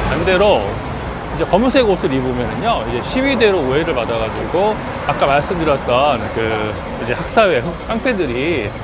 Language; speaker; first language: Korean; native; Korean